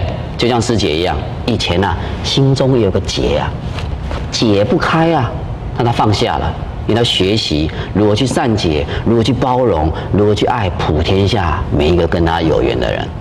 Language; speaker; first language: Chinese; native; Chinese